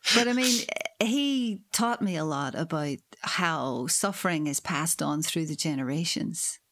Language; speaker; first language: English; native; English